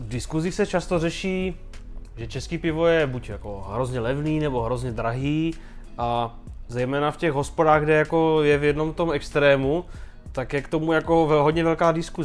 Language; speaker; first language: Czech; native; Czech